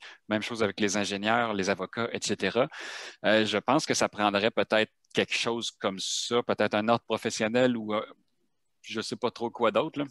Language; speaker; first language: French; native; French